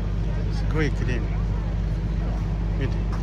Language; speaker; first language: Japanese; non-native, learner; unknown